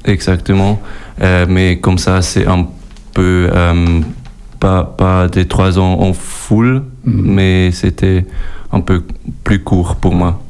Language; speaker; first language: French; non-native, learner; German